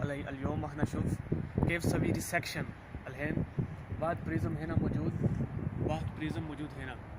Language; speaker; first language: Arabic; non-native, learner; Urdu